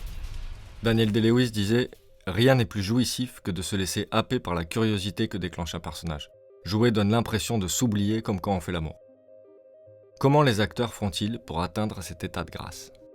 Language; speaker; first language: French; native; French